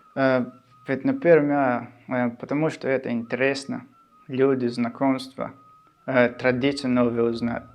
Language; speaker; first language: Russian; non-native, local second language; Shughni